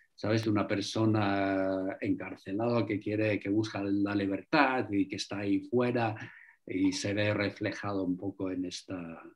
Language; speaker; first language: Spanish; non-native, fluent; English